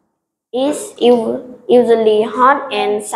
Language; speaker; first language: English; non-native, learner; Vietnamese